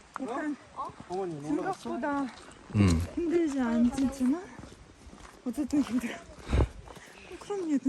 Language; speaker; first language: Korean; non-native, learner; Russian